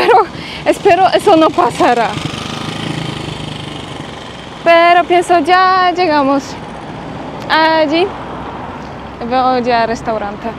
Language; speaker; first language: Spanish; non-native, fluent; Polish